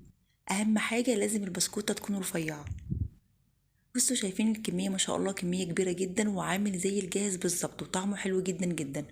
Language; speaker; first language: Arabic; native; Arabic